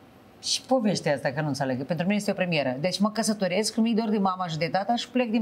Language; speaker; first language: Romanian; native; Romanian